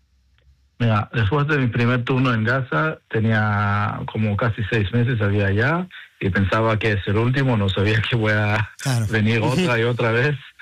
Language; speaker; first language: Spanish; non-native, fluent; Hebrew